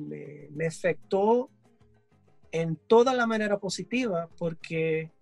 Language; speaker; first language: Spanish; early bilingual, heritage; English